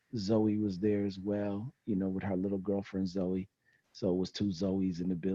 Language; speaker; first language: English; native; English